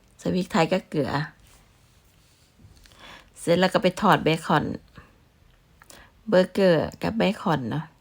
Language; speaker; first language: Thai; non-native, local second language; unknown